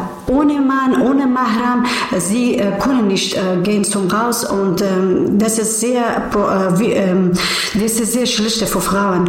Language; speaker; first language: German; non-native, learner; Persian